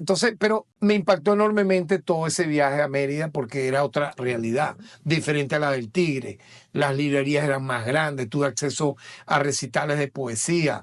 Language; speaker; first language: Spanish; native; Spanish